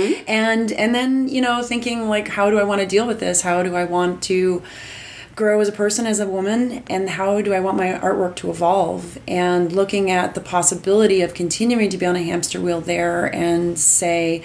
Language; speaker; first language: English; native; English